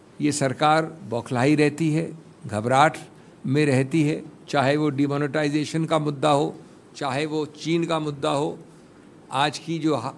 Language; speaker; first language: Hindi; native; Hindi